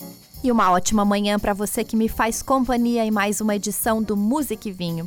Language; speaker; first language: Portuguese; native; Portuguese